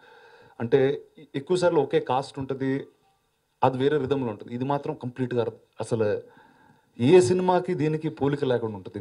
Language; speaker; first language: Telugu; native; Telugu